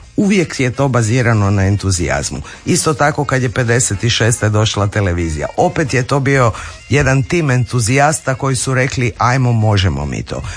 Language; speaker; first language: Croatian; native; Croatian